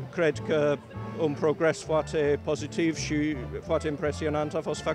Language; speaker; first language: Romanian; non-native, learner; English